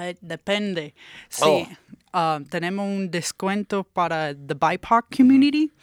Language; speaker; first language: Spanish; early bilingual, heritage; English